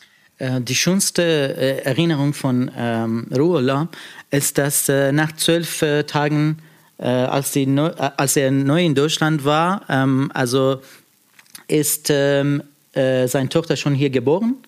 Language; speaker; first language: German; non-native, fluent; Persian